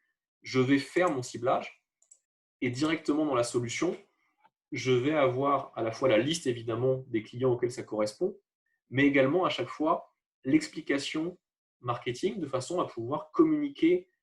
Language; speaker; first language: French; native; French